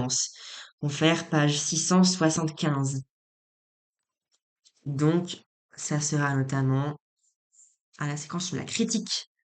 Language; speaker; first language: French; native; French